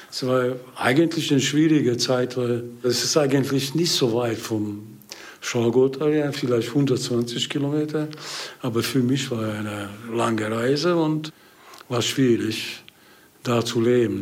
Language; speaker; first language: German; non-native, learner; Hungarian